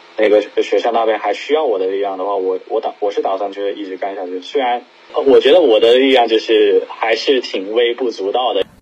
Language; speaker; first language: Chinese; non-native, fluent; Korean